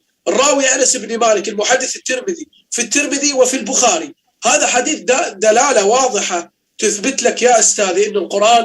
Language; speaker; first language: Arabic; native; Arabic